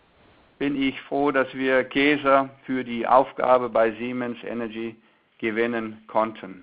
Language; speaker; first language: German; non-native, fluent; Danish